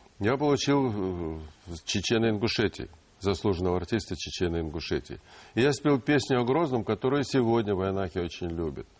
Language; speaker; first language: Russian; non-native, local second language; Ukrainian